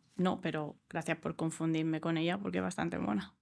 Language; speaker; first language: Spanish; early bilingual, other home language; English